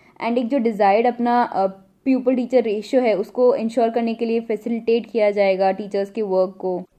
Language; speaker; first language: Hindi; non-native, local second language; Gujarati